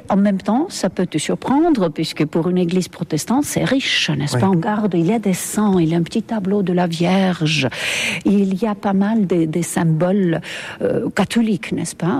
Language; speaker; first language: French; non-native, fluent; Estonian